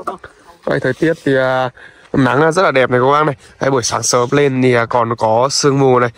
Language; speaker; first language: Vietnamese; native; Vietnamese